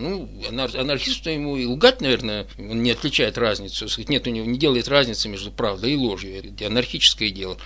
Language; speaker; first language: Russian; native; Russian